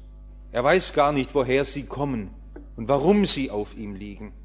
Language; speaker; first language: German; native; German